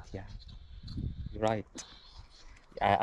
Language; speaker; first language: English; non-native, learner; Arabic